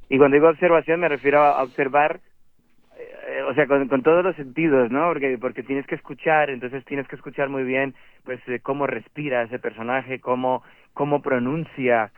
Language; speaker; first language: Spanish; native; Spanish